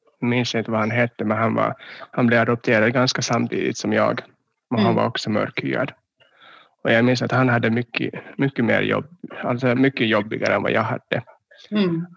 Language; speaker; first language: Swedish; native; Swedish